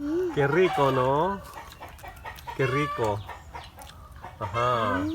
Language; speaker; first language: Spanish; non-native, learner; Khmer